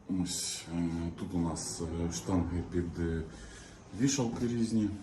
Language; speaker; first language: Ukrainian; native; Ukrainian